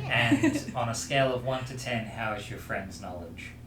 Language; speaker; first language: English; native; English